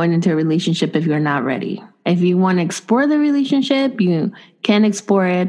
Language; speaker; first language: English; non-native, fluent; Spanish